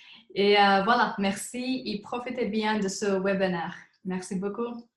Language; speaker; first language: French; non-native, fluent; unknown